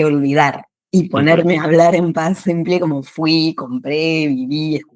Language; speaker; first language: Spanish; non-native, fluent; French